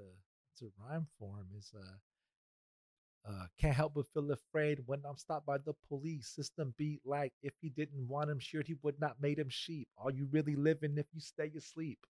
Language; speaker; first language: English; early bilingual, other home language; Spanish